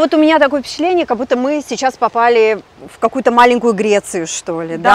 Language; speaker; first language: Russian; native; Russian